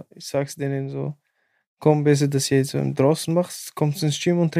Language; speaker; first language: German; non-native, fluent; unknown